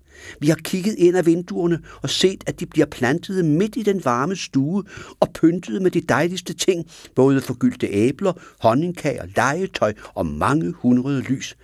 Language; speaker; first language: Danish; native; Danish